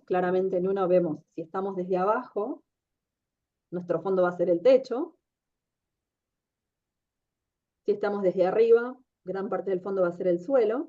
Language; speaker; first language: Spanish; native; Spanish